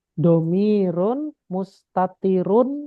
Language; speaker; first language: Arabic; non-native, fluent; Indonesian